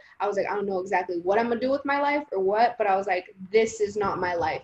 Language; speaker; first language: English; early bilingual, other home language; Spanish